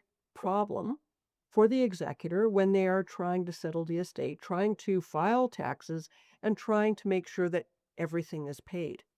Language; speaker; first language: English; native; English